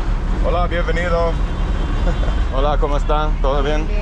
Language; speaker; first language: Spanish; non-native, learner; Finnish